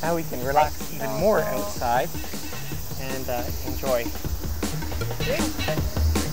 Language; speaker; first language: English; native; English